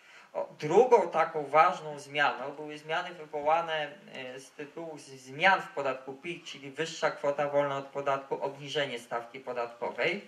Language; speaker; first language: Polish; native; Polish